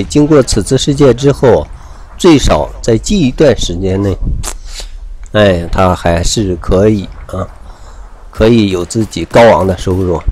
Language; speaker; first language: Chinese; native; Chinese